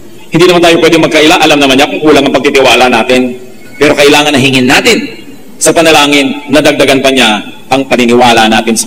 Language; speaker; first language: Filipino; native; Filipino